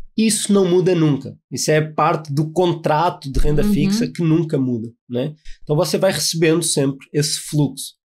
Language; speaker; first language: Portuguese; native; Portuguese